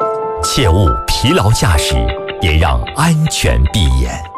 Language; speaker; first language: Chinese; native; Chinese